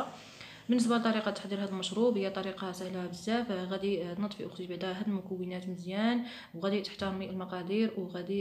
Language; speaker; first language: Arabic; native; Arabic